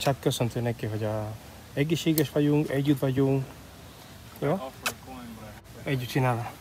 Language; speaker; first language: Hungarian; non-native, learner; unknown